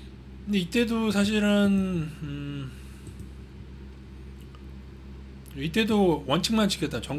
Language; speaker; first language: Korean; native; Korean